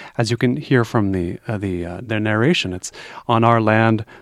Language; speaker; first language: English; native; English